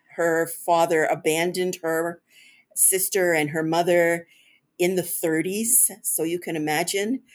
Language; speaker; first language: English; native; English